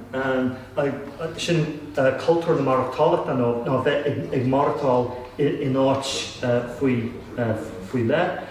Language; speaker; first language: Irish; non-native, local second language; English